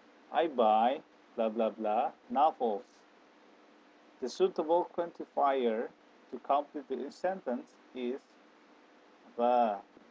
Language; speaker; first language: English; non-native, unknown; Indonesian